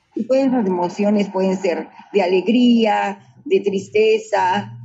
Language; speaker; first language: Spanish; native; Spanish